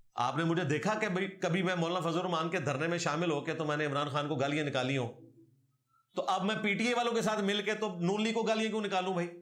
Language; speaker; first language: Urdu; non-native, local second language; Punjabi